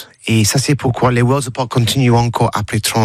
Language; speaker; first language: French; non-native, learner; English